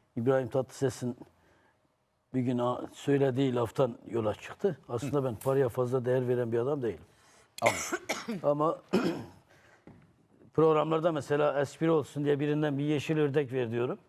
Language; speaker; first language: Turkish; native; Turkish